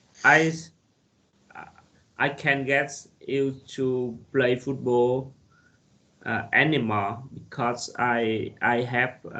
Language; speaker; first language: English; non-native, learner; Vietnamese